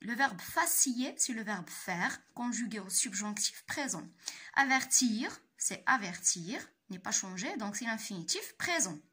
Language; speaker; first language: French; non-native, local second language; Arabic